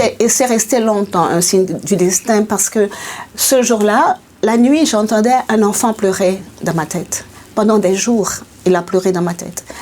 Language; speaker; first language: French; native; French